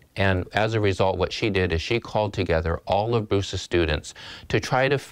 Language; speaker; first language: English; native; English